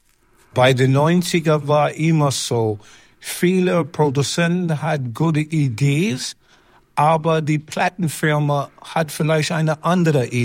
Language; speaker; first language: German; non-native, fluent; English